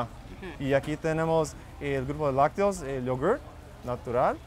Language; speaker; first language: Spanish; early bilingual, heritage; Spanish